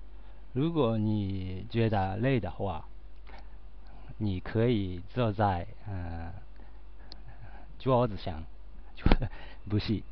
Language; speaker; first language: Chinese; non-native, learner; Japanese